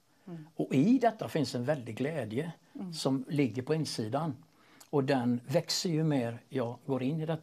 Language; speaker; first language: Swedish; native; Swedish